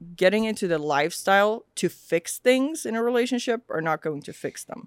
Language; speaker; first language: English; early bilingual, other home language; Swedish